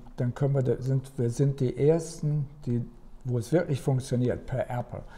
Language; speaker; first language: German; native; German